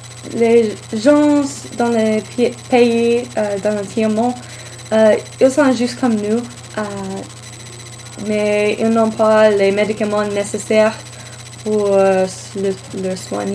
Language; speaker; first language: French; non-native, learner; English